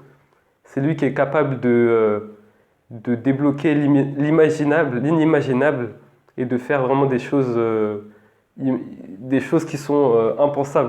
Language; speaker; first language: French; native; French